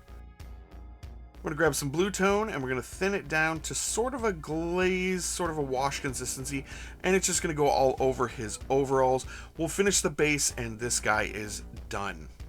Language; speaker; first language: English; native; English